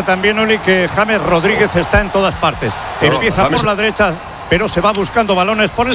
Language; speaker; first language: Spanish; native; Spanish